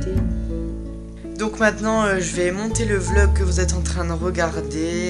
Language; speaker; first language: French; native; French